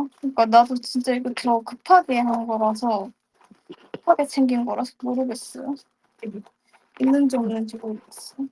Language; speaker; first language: Korean; native; Korean